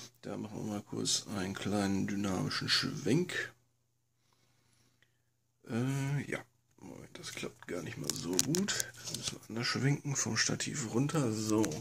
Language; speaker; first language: German; native; German